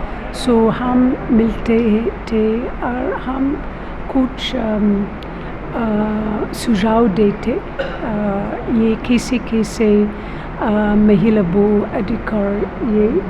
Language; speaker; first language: Hindi; non-native, learner; English